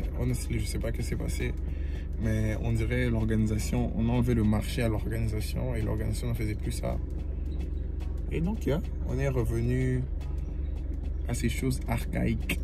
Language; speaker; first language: French; non-native, local second language; Swahili